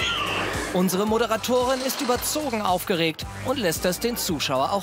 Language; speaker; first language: German; native; German